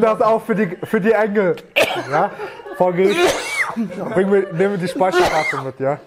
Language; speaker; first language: German; native; German